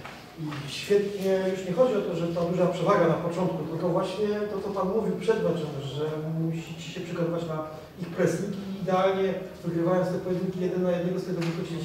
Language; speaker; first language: Polish; native; Polish